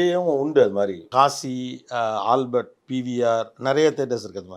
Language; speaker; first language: Tamil; native; Tamil